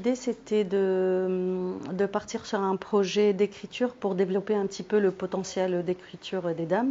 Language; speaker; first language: French; native; French